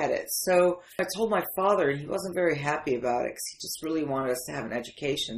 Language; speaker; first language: English; early bilingual, other home language; Arabic